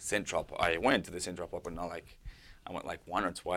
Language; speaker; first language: English; non-native, fluent; Portuguese